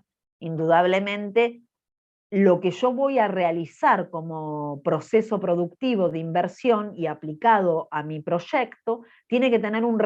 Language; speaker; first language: Spanish; native; Spanish